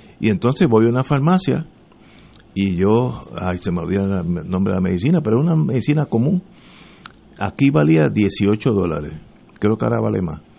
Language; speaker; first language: Spanish; early bilingual, heritage; Spanish